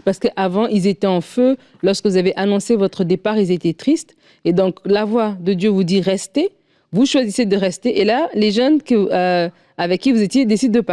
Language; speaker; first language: French; native; French